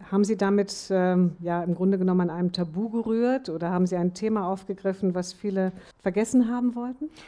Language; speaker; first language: German; native; German